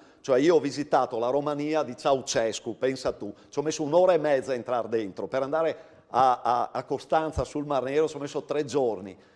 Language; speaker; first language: Italian; native; Italian